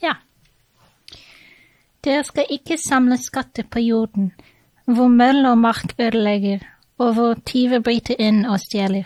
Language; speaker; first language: Norwegian; non-native, fluent; English